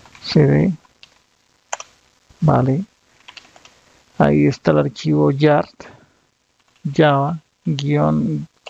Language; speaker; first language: Spanish; native; Spanish